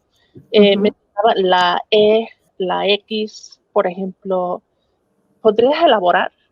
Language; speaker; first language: Spanish; non-native, fluent; English